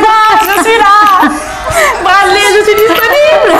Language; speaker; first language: French; native; French